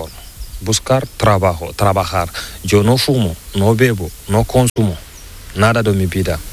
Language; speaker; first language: Spanish; non-native, learner; Fula